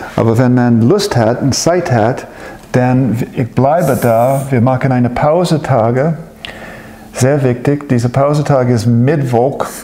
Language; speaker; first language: German; non-native, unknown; English